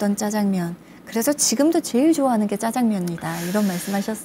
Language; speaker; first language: Korean; native; Korean